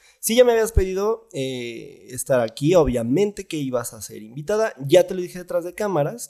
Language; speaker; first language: Spanish; native; Spanish